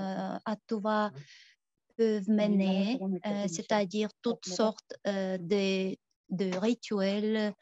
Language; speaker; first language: French; non-native, fluent; Tuvinian